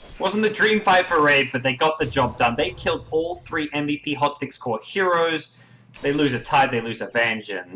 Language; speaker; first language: English; native; English